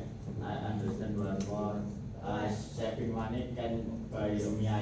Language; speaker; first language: English; non-native, learner; Indonesian